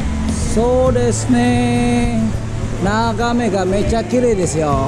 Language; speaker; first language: Japanese; non-native, fluent; Indonesian